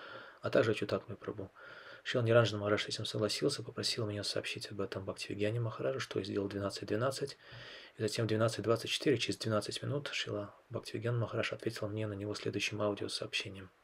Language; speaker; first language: Russian; native; Russian